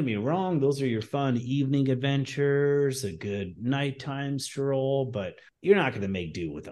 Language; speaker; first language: English; native; English